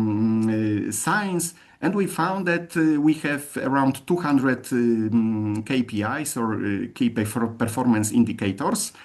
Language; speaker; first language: English; non-native, fluent; Polish